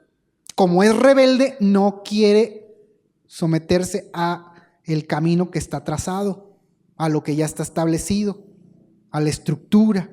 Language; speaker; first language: Spanish; native; Spanish